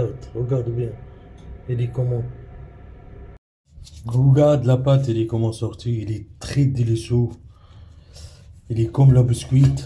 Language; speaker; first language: French; non-native, learner; Arabic